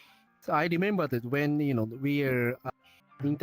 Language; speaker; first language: English; non-native, learner; Japanese